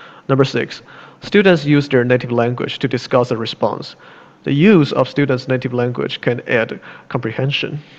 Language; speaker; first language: English; non-native, fluent; Chinese